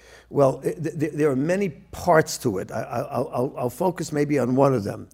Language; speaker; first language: English; early bilingual, other home language; Yiddish